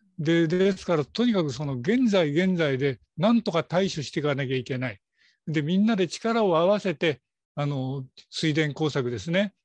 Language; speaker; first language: Japanese; native; Japanese